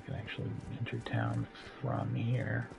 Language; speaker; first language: English; native; English